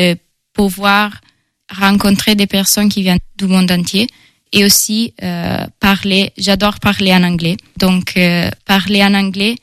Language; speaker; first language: French; non-native, fluent; Italian